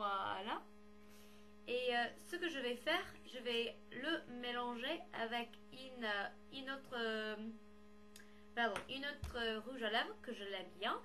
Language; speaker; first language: French; non-native, learner; English